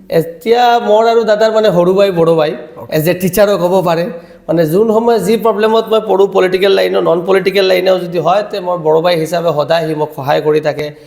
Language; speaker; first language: Assamese; non-native, local second language; Bangla